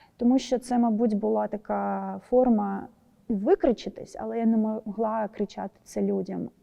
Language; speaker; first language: Ukrainian; non-native, local second language; Russian